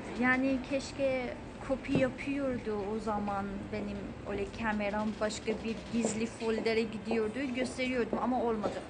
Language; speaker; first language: Turkish; non-native, fluent; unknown